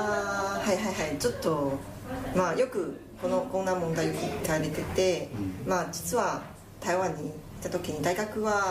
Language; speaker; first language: Japanese; non-native, fluent; Chinese